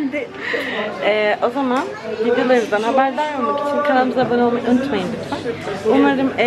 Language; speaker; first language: Turkish; native; Turkish